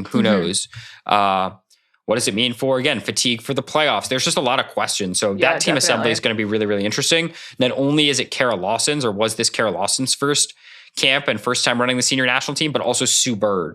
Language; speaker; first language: English; native; English